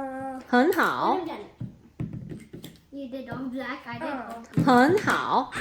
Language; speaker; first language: Chinese; non-native, fluent; Korean